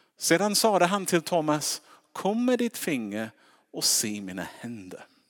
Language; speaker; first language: Swedish; non-native, fluent; English